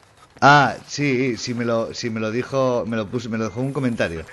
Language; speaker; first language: Spanish; native; Spanish